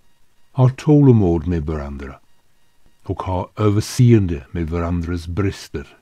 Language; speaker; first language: Swedish; non-native, fluent; English